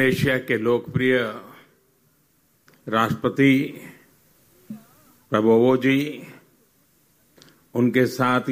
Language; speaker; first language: Hindi; non-native, local second language; Gujarati